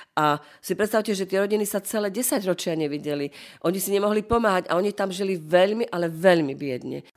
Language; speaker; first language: Slovak; non-native, local second language; Rusyn